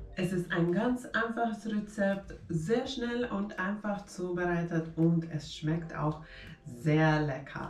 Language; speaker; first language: German; non-native, fluent; Finnish